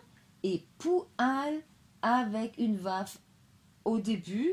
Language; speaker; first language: French; non-native, fluent; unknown